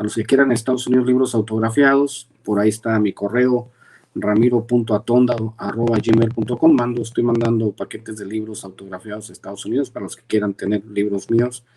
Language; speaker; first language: Spanish; native; Spanish